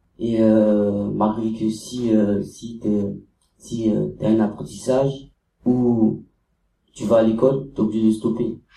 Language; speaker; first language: French; non-native, fluent; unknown